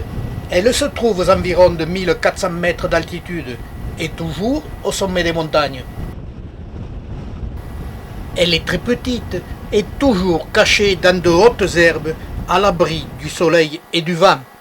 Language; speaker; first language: French; native; French